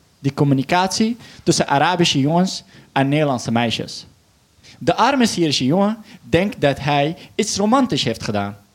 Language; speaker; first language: Dutch; non-native, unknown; Arabic